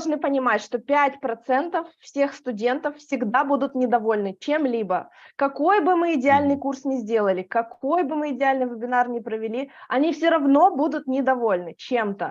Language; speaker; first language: Russian; native; Russian